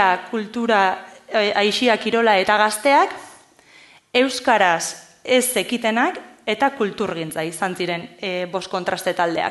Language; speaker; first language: Basque; native; Basque